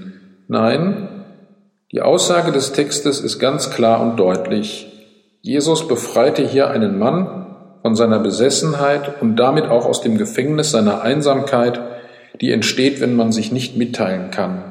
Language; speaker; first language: German; native; German